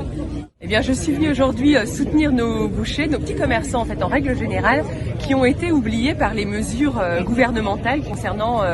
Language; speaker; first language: French; native; French